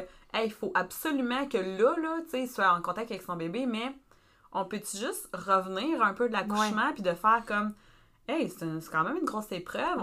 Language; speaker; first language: French; native; French